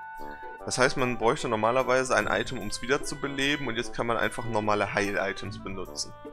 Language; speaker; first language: German; native; German